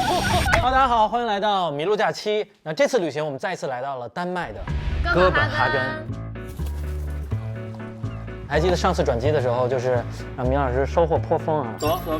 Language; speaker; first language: Chinese; native; Chinese